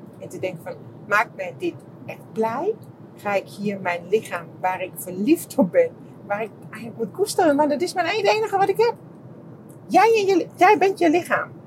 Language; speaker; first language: Dutch; non-native, fluent; Czech